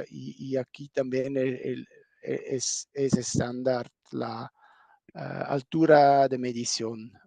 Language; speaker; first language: Spanish; non-native, fluent; German